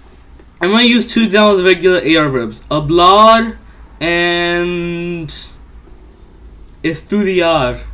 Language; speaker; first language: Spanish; non-native, learner; English